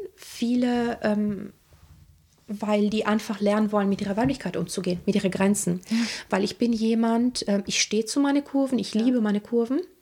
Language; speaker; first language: German; non-native, fluent; Italian